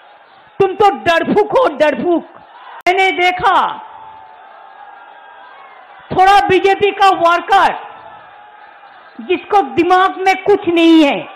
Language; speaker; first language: Hindi; non-native, local second language; Bangla